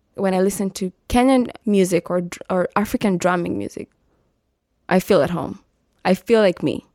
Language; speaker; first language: English; non-native, local second language; Meru